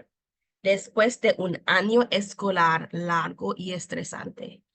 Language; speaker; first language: Spanish; non-native, fluent; English